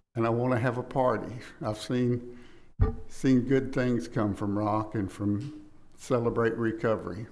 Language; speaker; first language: English; native; English